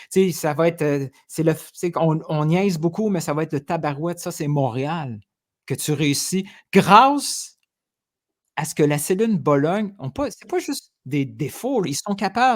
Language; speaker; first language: French; native; French